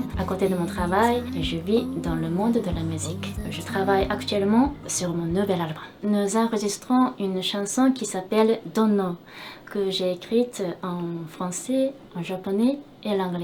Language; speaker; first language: French; non-native, fluent; Japanese